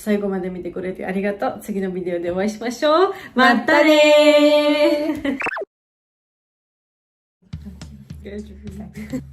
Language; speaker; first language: Japanese; non-native, fluent; Georgian